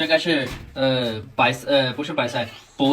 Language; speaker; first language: Chinese; non-native, fluent; Punjabi